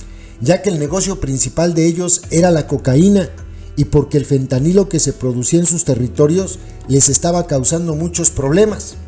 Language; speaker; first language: Spanish; native; Spanish